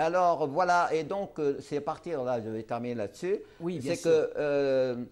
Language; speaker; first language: French; non-native, local second language; Arabic